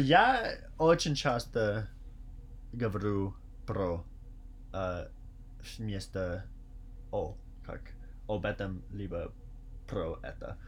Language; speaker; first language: Russian; non-native, learner; English